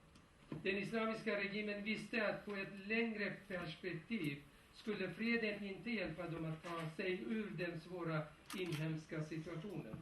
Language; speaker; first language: Swedish; non-native, fluent; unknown